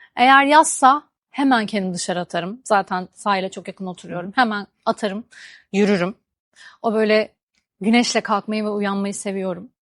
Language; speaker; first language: Turkish; native; Turkish